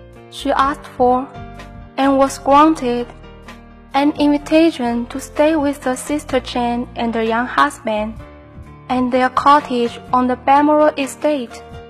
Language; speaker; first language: English; non-native, fluent; Chinese